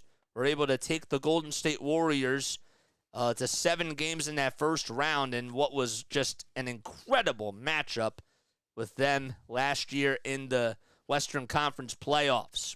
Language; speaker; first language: English; native; English